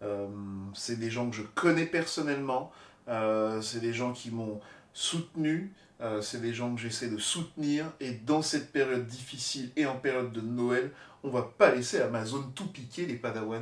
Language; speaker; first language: French; native; French